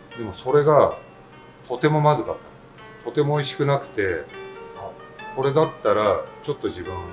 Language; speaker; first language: Japanese; native; Japanese